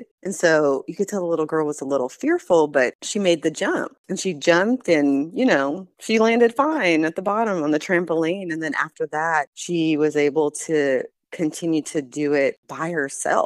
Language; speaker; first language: English; native; English